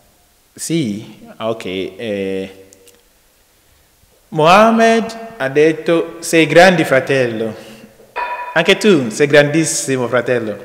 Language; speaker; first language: Italian; non-native, learner; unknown